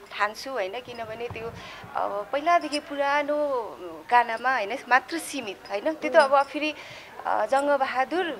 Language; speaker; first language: Nepali; non-native, local second language; Newari